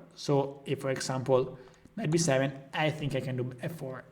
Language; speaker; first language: English; non-native, fluent; Italian